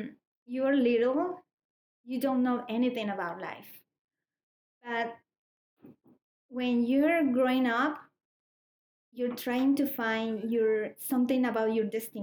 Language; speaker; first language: English; non-native, learner; Spanish